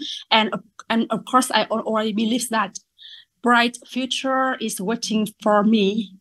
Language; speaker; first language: English; non-native, learner; Vietnamese